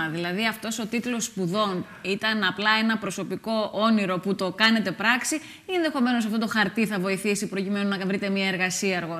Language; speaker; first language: Greek; native; Greek